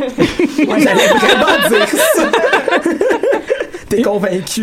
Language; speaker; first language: French; native; French